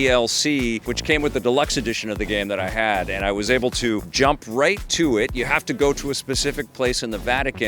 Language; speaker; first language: English; native; English